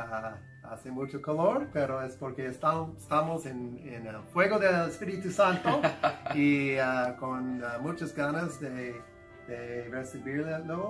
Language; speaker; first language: Spanish; non-native, fluent; English